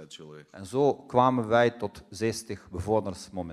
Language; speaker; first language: Dutch; non-native, fluent; Russian